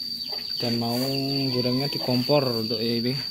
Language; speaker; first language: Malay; non-native, local second language; Javanese